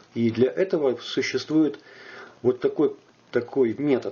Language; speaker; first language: Russian; native; Russian